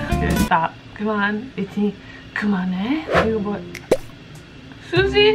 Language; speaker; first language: Korean; non-native, fluent; English